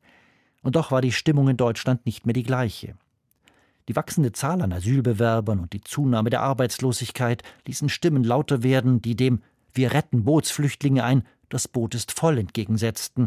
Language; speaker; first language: German; native; German